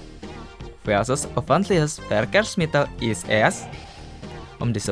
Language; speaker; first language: German; non-native, fluent; Indonesian